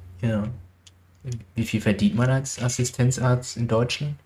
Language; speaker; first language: German; non-native, learner; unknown